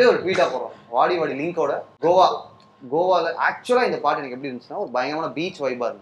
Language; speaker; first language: Tamil; native; Tamil